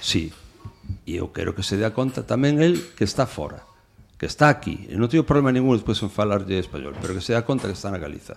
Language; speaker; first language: Galician; non-native, local second language; Spanish